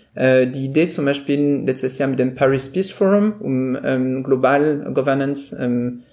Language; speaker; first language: German; non-native, fluent; French